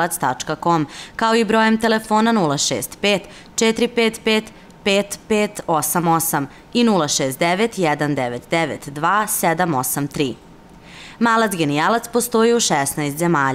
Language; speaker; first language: Serbian; native; Serbian